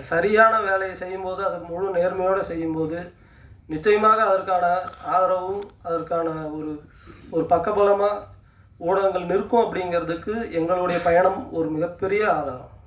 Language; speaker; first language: Tamil; native; Tamil